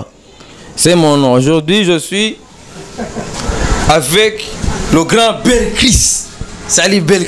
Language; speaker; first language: French; non-native, local second language; Rundi